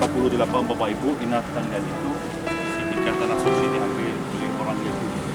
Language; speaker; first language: Indonesian; non-native, fluent; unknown